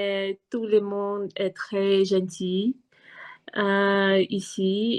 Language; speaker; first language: French; non-native, learner; Russian